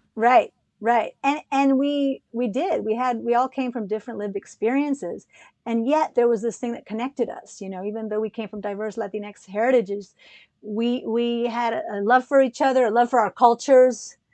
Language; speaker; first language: English; early bilingual, other home language; Spanish